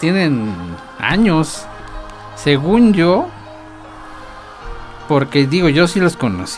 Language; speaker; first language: Spanish; native; Spanish